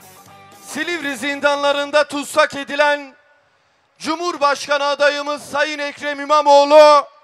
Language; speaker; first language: Turkish; native; Turkish